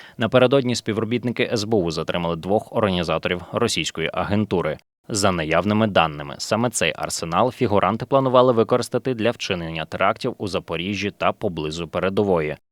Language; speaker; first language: Ukrainian; native; Ukrainian